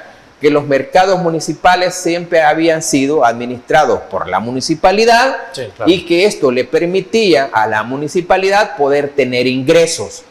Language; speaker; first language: Spanish; native; Spanish